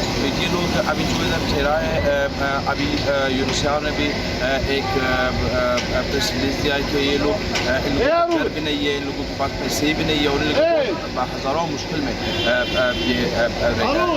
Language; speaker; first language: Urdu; non-native, fluent; Pashto